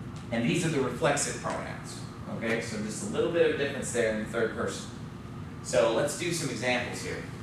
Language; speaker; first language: English; native; English